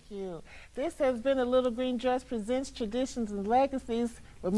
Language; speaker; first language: English; native; English